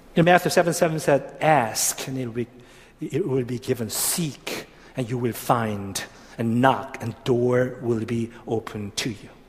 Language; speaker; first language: English; non-native, fluent; Korean